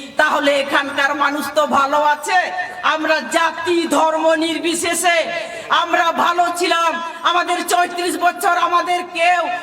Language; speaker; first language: Bangla; non-native, local second language; Santali